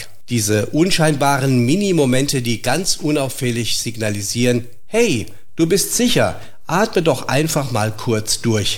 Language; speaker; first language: German; native; German